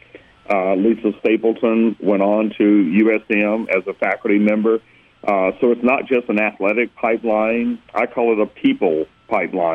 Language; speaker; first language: English; native; English